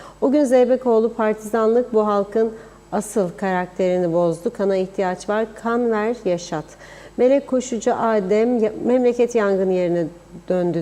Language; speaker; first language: Turkish; native; Turkish